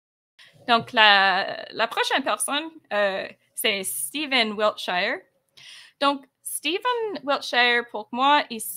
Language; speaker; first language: French; non-native, fluent; English